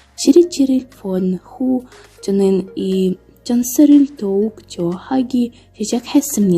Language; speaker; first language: Korean; non-native, learner; Russian